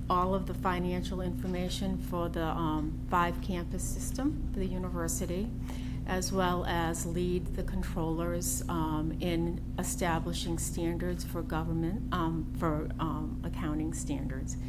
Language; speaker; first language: English; native; English